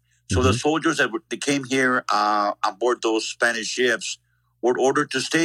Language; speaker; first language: English; native; English